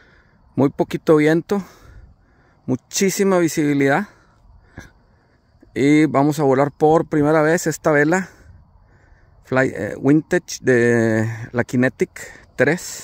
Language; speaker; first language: Spanish; native; Spanish